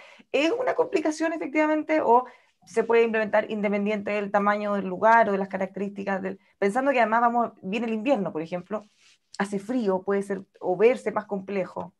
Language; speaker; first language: Spanish; native; Spanish